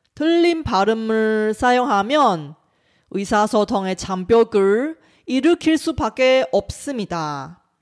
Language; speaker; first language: Korean; non-native, fluent; Chinese